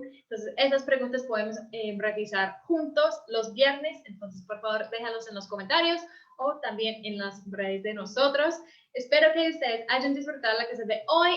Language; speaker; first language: Spanish; early bilingual, heritage; English